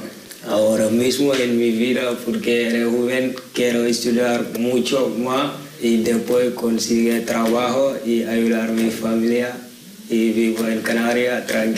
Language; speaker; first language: Spanish; non-native, learner; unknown